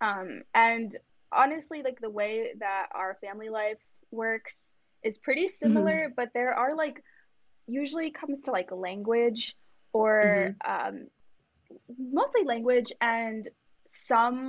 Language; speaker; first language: English; early bilingual, other home language; Kannada